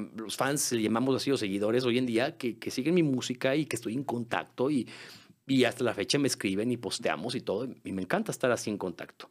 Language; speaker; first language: Spanish; native; Spanish